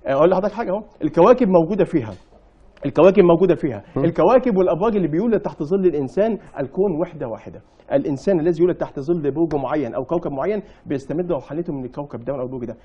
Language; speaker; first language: Arabic; native; Arabic